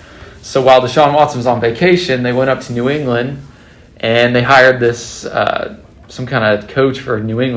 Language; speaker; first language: English; native; English